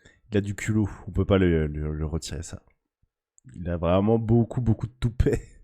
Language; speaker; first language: French; native; French